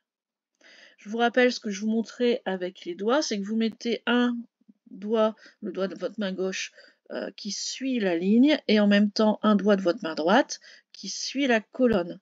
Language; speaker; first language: French; native; French